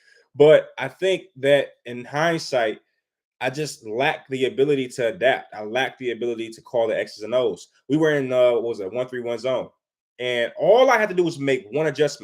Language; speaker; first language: English; native; English